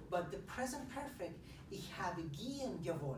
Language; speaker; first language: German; non-native, fluent; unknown